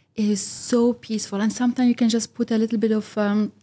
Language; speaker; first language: English; early bilingual, other home language; Arabic